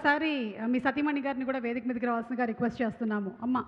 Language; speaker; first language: Telugu; native; Telugu